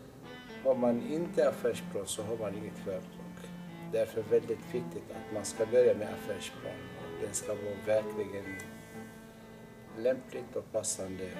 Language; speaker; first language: Swedish; non-native, fluent; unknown